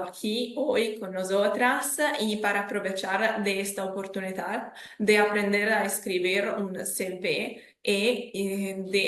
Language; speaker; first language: Spanish; non-native, fluent; Italian